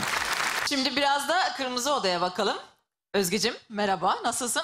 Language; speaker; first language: Turkish; native; Turkish